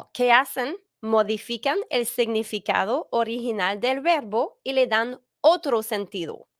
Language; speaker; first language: Spanish; non-native, fluent; English